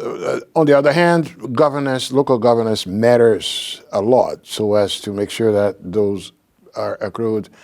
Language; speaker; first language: English; non-native, fluent; Portuguese